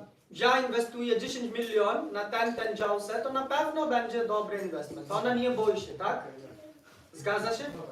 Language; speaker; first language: Polish; non-native, learner; Hindi